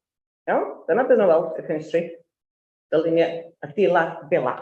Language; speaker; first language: Welsh; native; Welsh